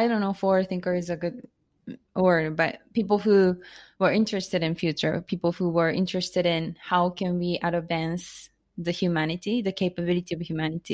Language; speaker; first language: English; non-native, fluent; Japanese